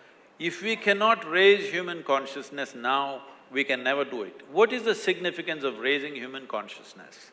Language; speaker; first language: English; non-native, local second language; Kannada